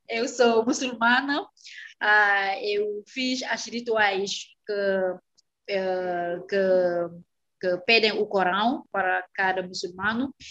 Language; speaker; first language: Portuguese; non-native, fluent; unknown